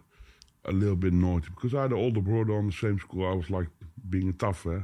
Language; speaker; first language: English; non-native, fluent; Dutch